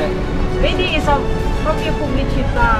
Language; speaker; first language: Italian; non-native, fluent; Filipino